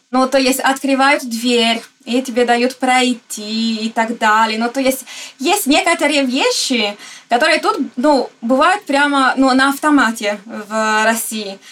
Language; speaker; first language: Russian; non-native, fluent; Italian